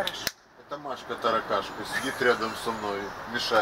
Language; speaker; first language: Russian; non-native, local second language; Romanian